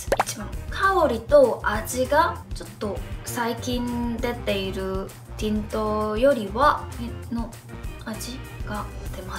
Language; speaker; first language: Japanese; non-native, fluent; Korean